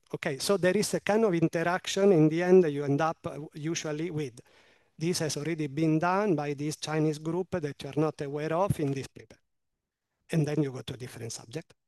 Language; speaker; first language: English; non-native, fluent; Italian